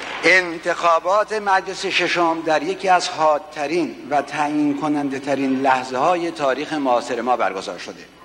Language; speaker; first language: Persian; native; Persian